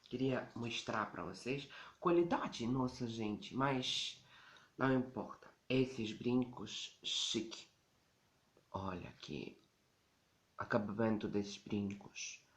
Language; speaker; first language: Portuguese; non-native, learner; Ukrainian